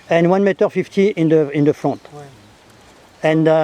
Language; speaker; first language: English; non-native, learner; French